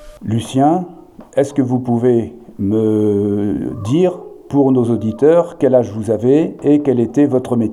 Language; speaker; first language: French; native; French